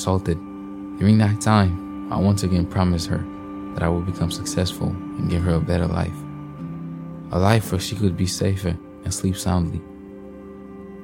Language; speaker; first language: English; non-native, fluent; Haitian Creole